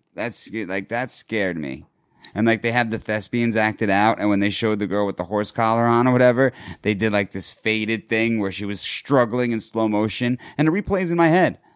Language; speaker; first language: English; native; English